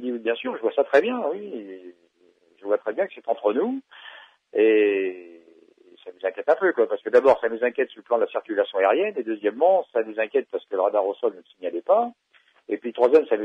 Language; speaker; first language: French; native; French